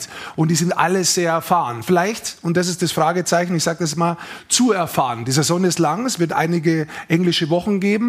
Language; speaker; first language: German; native; German